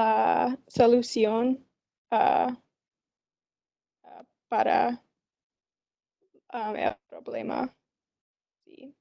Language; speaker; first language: Spanish; non-native, learner; English